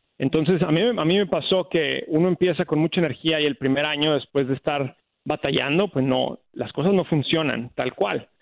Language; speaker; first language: Spanish; native; Spanish